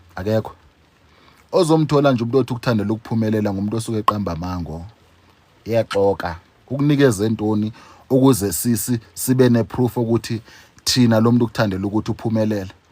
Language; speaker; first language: Zulu; non-native, local second language; Xhosa